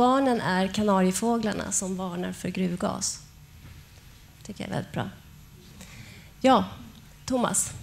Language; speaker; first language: Swedish; native; Swedish